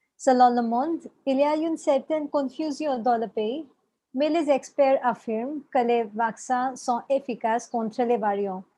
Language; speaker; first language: French; non-native, fluent; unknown